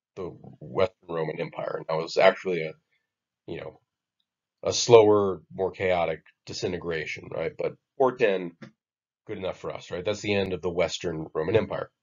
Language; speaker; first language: English; native; English